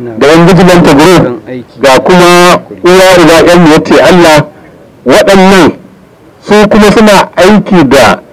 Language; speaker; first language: Hausa; native; Hausa